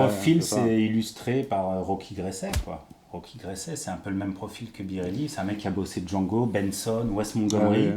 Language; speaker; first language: French; native; French